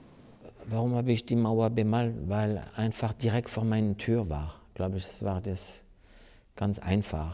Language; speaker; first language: German; non-native, fluent; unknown